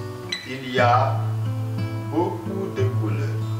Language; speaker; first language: French; non-native, fluent; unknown